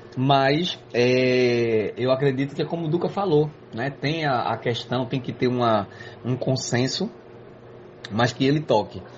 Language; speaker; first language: Portuguese; native; Portuguese